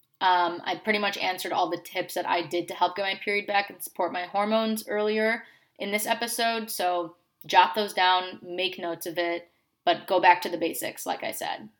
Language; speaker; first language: English; native; English